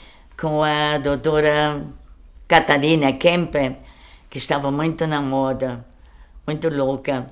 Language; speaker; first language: Portuguese; early bilingual, other home language; German